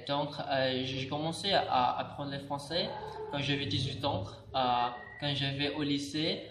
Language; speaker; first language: French; non-native, learner; Indonesian